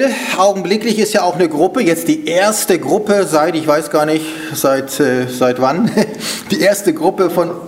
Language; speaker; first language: German; native; German